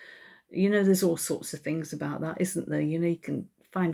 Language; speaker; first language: English; native; English